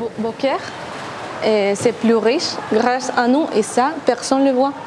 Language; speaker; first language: French; non-native, fluent; Spanish